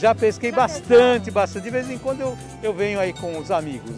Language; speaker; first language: Portuguese; native; Portuguese